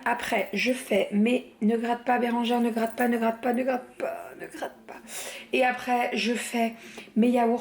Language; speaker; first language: French; native; French